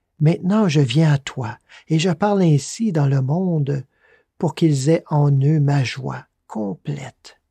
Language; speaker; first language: French; native; French